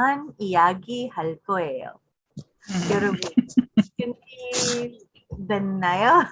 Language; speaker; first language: Korean; non-native, learner; English